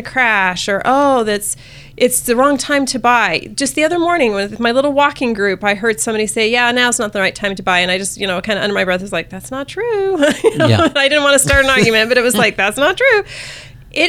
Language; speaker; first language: English; native; English